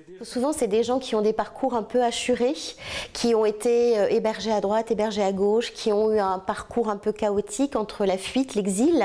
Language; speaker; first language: French; native; French